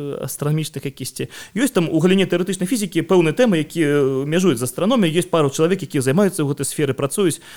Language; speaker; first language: Belarusian; non-native, local second language; Russian